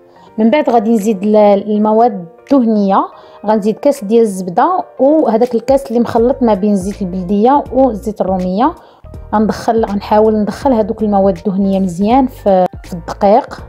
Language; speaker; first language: Arabic; native; Arabic